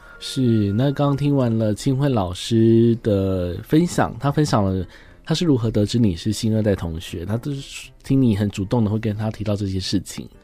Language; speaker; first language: Chinese; native; Chinese